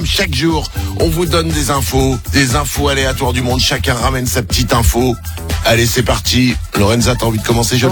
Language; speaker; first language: French; native; French